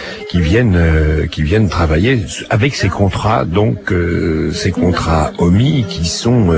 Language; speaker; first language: French; native; French